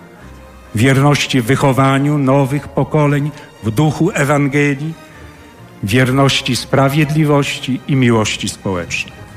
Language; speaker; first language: Polish; native; Polish